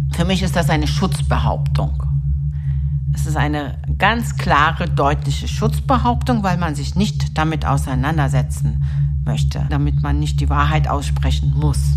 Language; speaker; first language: German; early bilingual, other home language; Turkish